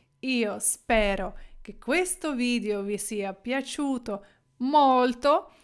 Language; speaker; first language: Italian; non-native, fluent; Ukrainian